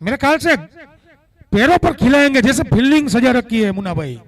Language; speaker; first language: Hindi; non-native, local second language; Gujarati